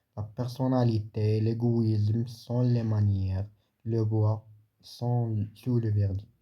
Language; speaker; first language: French; non-native, local second language; Arabic